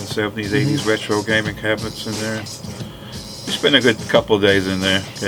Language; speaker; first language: English; non-native, fluent; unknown